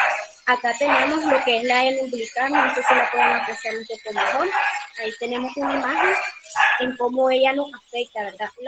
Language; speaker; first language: Spanish; native; Spanish